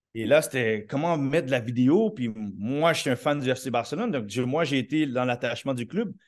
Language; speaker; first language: French; native; French